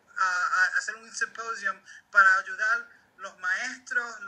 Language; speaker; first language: Spanish; early bilingual, heritage; Spanish